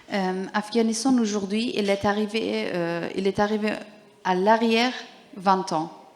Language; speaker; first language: French; non-native, learner; Persian